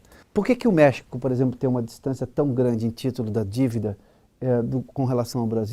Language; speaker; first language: Portuguese; native; Portuguese